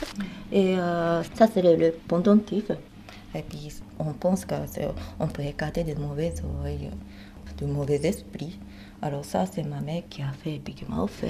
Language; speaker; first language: French; non-native, fluent; Japanese